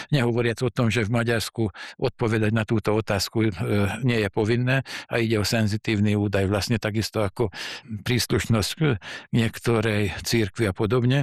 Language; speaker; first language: Slovak; early bilingual, heritage; Slovak